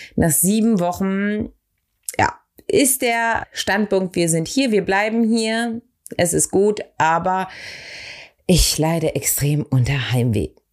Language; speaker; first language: German; early bilingual, other home language; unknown